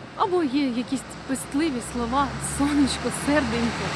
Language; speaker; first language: Ukrainian; non-native, local second language; Russian